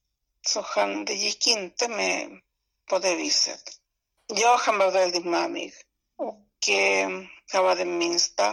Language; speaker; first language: Swedish; non-native, fluent; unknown